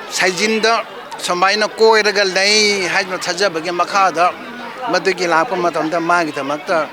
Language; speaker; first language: Manipuri; non-native, local second language; Rongmei Naga